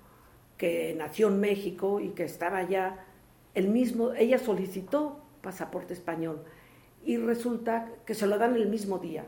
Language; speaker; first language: Spanish; early bilingual, heritage; Spanish